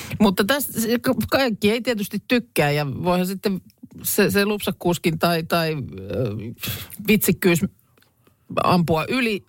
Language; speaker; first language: Finnish; native; Finnish